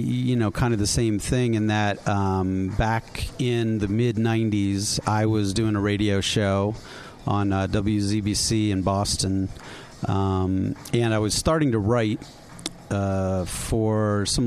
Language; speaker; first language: English; native; English